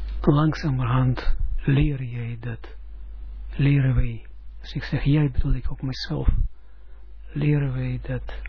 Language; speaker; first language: Dutch; non-native, fluent; Russian